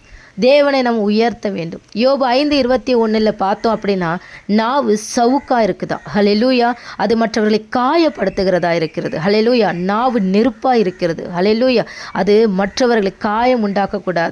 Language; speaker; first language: Tamil; native; Tamil